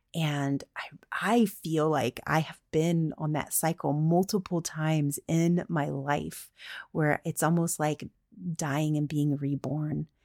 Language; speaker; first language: English; native; English